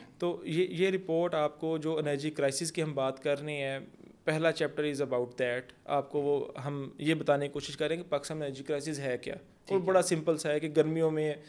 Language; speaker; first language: Urdu; non-native, local second language; Punjabi